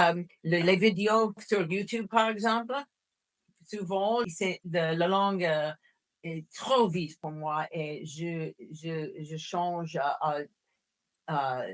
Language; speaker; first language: French; non-native, fluent; English